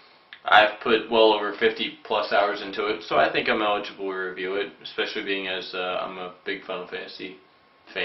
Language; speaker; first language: English; native; English